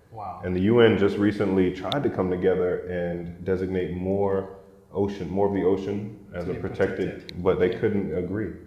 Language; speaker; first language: English; native; English